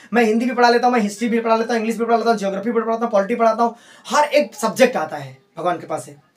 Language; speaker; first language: Hindi; native; Hindi